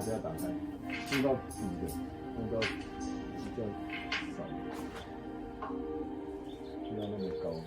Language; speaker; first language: Chinese; native; Chinese